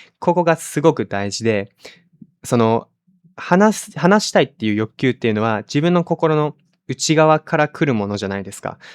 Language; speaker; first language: Japanese; native; Japanese